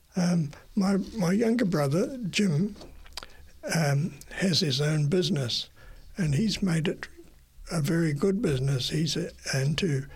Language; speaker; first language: English; native; English